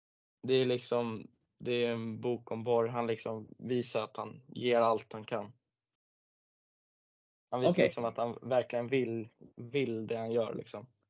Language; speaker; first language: Swedish; native; Swedish